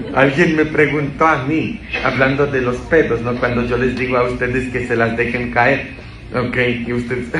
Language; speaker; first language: Spanish; non-native, fluent; Polish